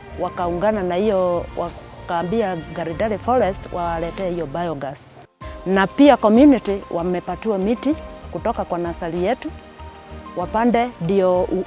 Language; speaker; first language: Swahili; non-native, local second language; Meru